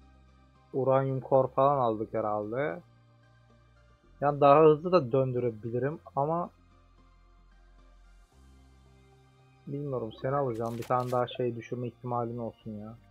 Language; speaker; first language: Turkish; native; Turkish